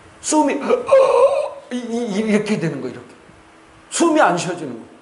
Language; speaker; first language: Korean; native; Korean